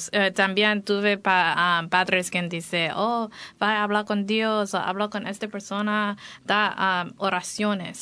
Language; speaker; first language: Spanish; non-native, learner; English